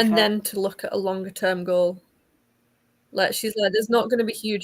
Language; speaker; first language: English; native; English